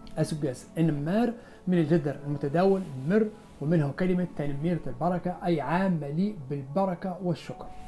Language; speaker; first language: Arabic; non-native, local second language; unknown